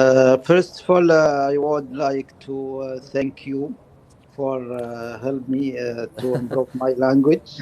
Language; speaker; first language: English; non-native, learner; Arabic